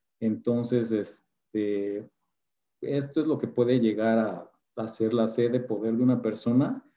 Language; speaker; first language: Spanish; native; Spanish